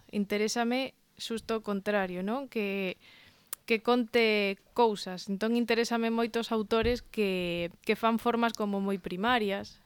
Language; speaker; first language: Galician; non-native, local second language; Spanish